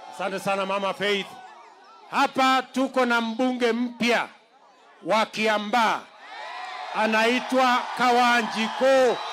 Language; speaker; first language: Swahili; non-native, local second language; Kalenjin